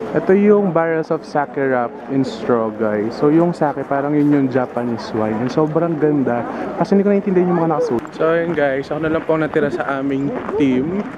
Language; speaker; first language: Filipino; native; Filipino